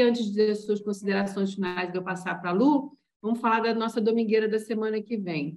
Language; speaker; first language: Portuguese; native; Portuguese